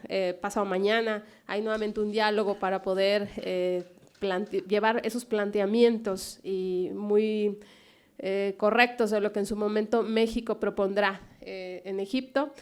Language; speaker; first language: Spanish; native; Spanish